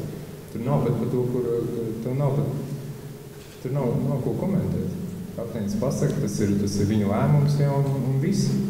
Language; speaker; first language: Latvian; non-native, local second language; Russian